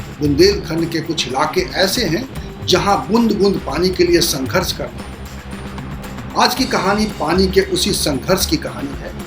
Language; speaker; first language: Hindi; native; Hindi